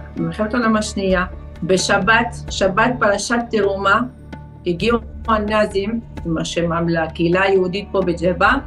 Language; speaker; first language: Hebrew; non-native, fluent; Arabic